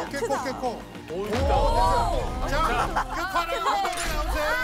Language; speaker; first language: Korean; native; Korean